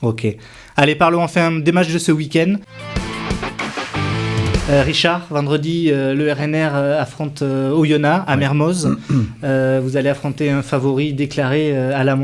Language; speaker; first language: French; native; French